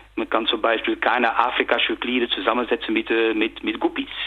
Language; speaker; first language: German; non-native, fluent; Dutch